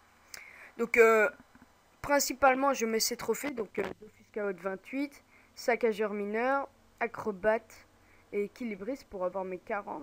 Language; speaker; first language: French; native; French